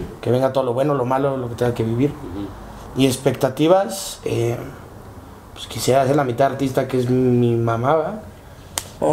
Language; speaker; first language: Spanish; native; Spanish